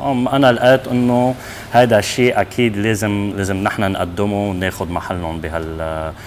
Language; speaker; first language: Arabic; early bilingual, heritage; Arabic